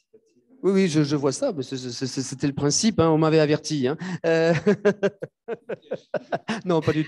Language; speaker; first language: French; native; French